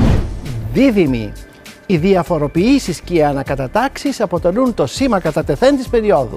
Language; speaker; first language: Greek; native; Greek